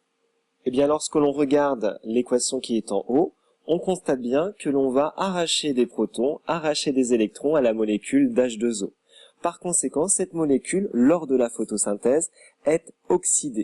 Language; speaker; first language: French; native; French